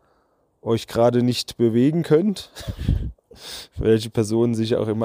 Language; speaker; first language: German; native; German